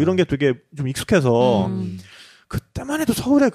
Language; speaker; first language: Korean; native; Korean